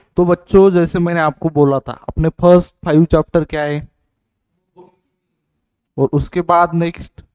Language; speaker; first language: Hindi; non-native, local second language; Marathi